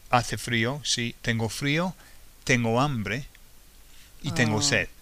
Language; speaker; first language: Spanish; non-native, fluent; English